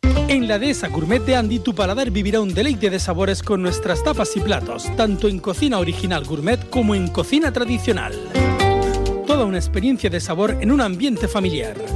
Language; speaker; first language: Spanish; native; Spanish